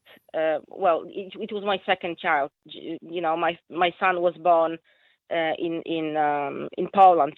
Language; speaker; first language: English; non-native, fluent; Polish